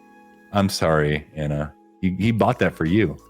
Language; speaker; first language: English; native; English